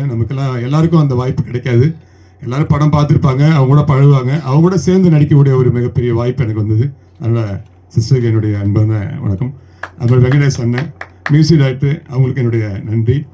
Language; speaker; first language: Tamil; native; Tamil